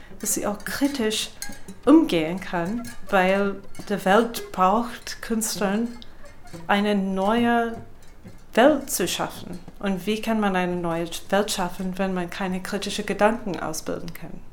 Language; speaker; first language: German; non-native, fluent; English